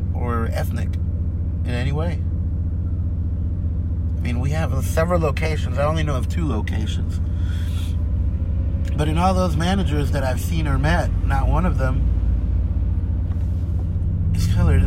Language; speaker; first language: English; native; English